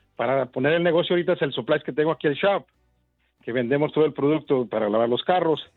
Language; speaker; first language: Spanish; native; Spanish